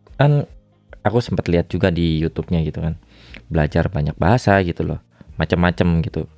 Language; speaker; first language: Indonesian; native; Indonesian